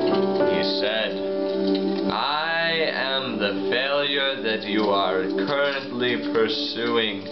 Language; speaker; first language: English; native; English